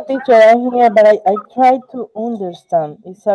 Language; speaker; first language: English; non-native, learner; Spanish